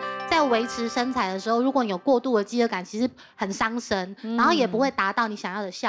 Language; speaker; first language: Chinese; native; Chinese